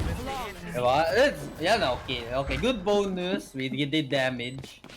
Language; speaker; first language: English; non-native, local second language; Filipino